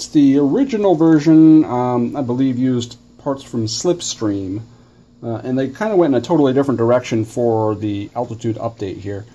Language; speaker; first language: English; native; English